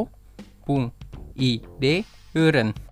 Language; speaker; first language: German; non-native, fluent; Indonesian